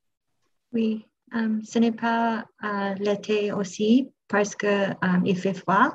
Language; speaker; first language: French; non-native, fluent; English